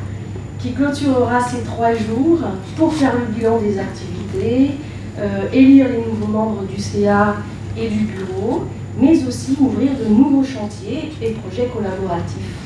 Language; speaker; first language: French; native; French